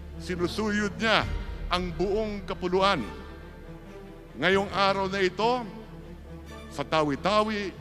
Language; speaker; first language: Filipino; native; Filipino